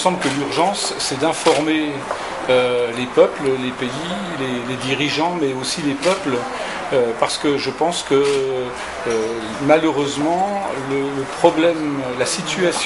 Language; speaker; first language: French; native; French